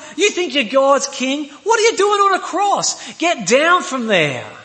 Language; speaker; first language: English; native; English